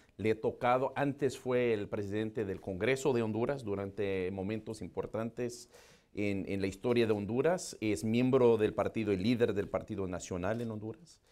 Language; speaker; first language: Spanish; non-native, fluent; English